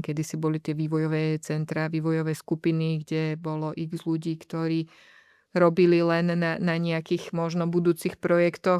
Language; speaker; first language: Slovak; native; Slovak